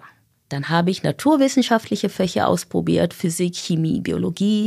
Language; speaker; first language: German; non-native, fluent; Swahili